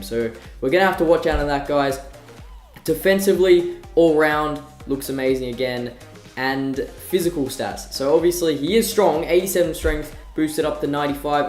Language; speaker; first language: English; native; English